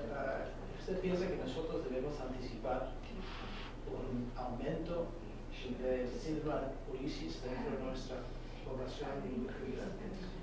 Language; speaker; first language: Spanish; non-native, fluent; English